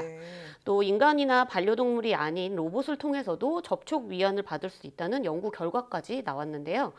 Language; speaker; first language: Korean; native; Korean